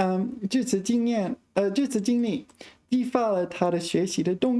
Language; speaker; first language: Chinese; non-native, fluent; English